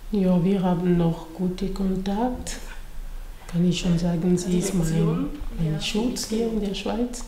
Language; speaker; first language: German; non-native, learner; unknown